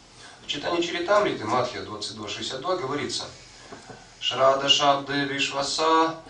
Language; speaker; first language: Russian; native; Russian